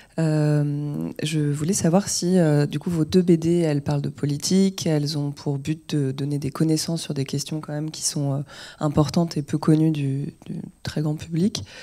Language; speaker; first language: French; native; French